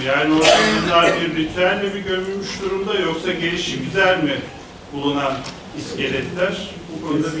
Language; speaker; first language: Turkish; native; Turkish